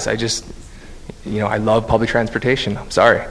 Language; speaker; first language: English; native; English